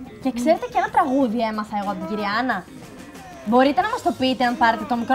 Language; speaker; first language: Greek; native; Greek